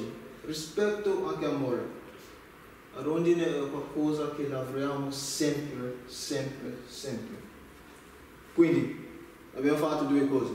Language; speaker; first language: Italian; non-native, learner; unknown